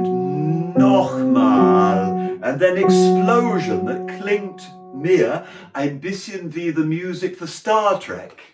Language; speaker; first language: German; non-native, learner; English